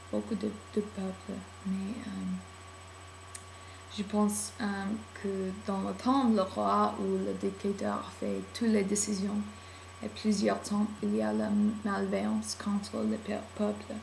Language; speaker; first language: French; non-native, learner; English